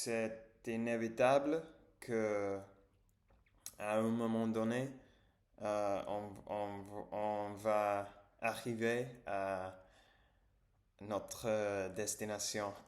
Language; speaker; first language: French; non-native, learner; English